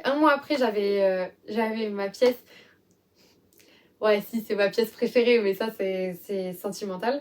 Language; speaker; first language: French; native; French